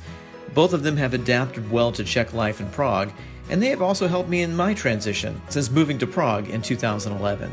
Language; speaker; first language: English; native; English